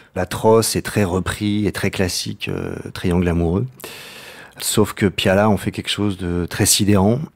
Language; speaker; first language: French; native; French